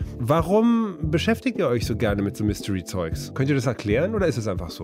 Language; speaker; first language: German; native; German